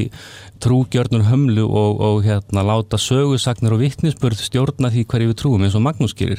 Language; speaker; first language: Icelandic; native; Icelandic